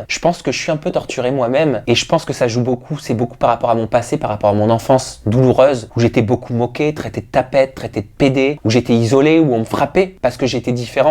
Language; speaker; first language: French; native; French